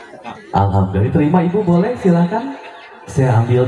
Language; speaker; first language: Indonesian; non-native, local second language; Sundanese